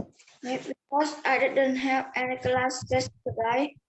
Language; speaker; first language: English; non-native, learner; Vietnamese